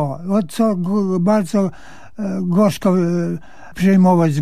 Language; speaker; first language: Polish; early bilingual, heritage; Polish